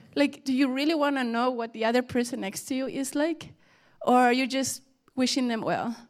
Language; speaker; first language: English; early bilingual, other home language; Spanish